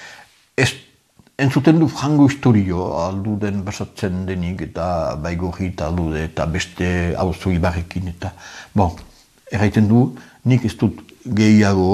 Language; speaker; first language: Basque; native; Basque